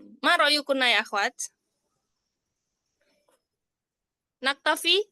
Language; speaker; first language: Arabic; non-native, fluent; Indonesian